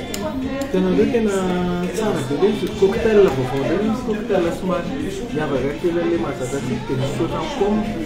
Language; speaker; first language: French; non-native, local second language; Malagasy